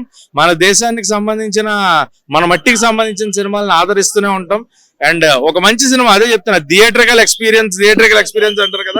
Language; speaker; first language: Telugu; native; Telugu